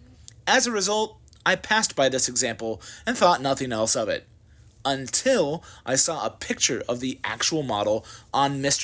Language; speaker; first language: English; native; English